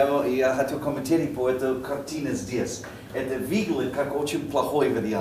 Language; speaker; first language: Russian; non-native, learner; English